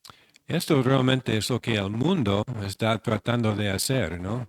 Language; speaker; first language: Spanish; non-native, fluent; English